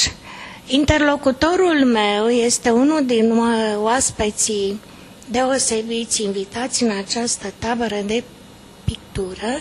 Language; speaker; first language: Romanian; native; Romanian